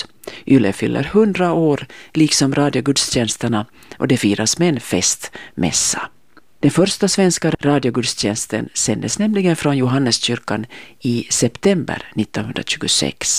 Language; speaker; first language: Swedish; native; Swedish